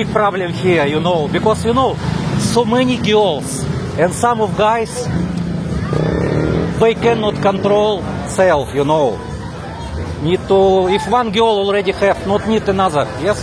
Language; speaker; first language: English; non-native, learner; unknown